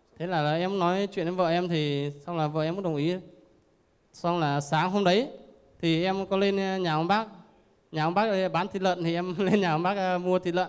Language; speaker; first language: Vietnamese; non-native, local second language; Iu Mien